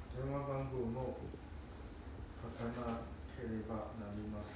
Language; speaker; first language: Japanese; non-native, learner; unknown